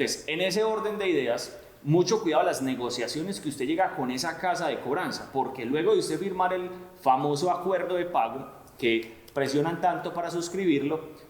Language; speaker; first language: Spanish; native; Spanish